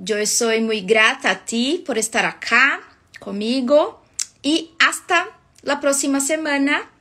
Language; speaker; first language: Spanish; non-native, fluent; Portuguese